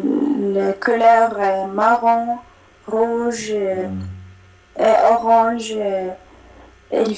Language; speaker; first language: French; non-native, learner; Arabic